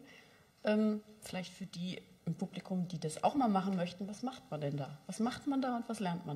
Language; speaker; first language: German; native; German